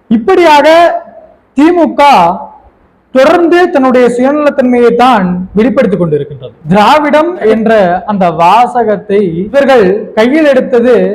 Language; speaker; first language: Tamil; non-native, local second language; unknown